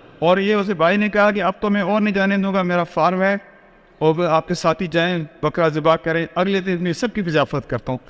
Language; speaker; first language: Urdu; non-native, local second language; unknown